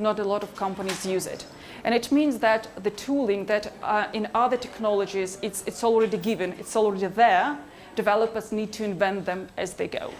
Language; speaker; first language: English; non-native, fluent; Hebrew